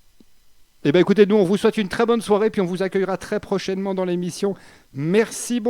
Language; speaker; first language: French; native; French